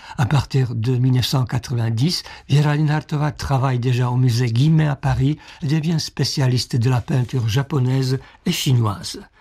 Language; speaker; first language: French; non-native, fluent; Czech